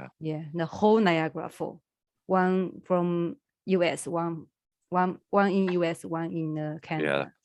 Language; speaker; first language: English; non-native, learner; Chinese